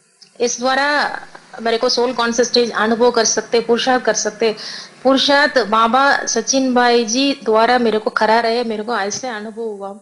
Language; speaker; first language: Hindi; non-native, local second language; Tamil